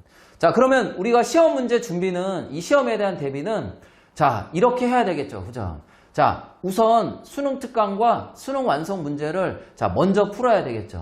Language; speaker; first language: Korean; native; Korean